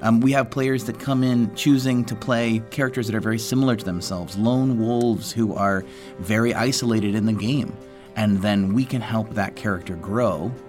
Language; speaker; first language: English; native; English